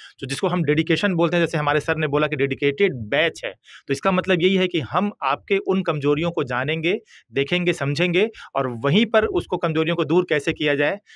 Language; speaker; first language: Hindi; native; Hindi